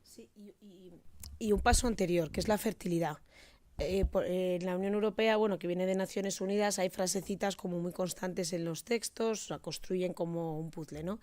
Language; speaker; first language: Spanish; native; Spanish